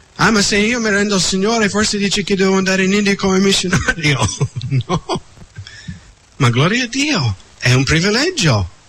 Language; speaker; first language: Italian; non-native, fluent; English